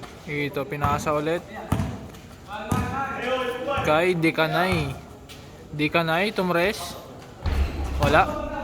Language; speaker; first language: Filipino; non-native, local second language; Bikol